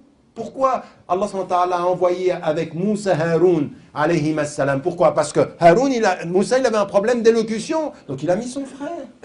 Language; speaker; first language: French; native; French